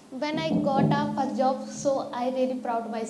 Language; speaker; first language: English; non-native, learner; Hindi